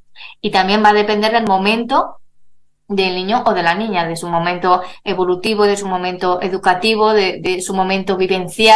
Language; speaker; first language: Spanish; native; Spanish